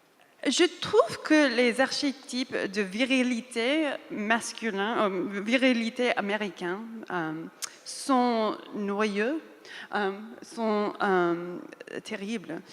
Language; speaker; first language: French; non-native, fluent; English